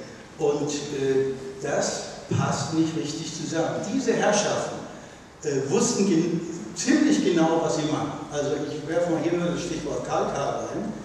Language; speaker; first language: German; native; German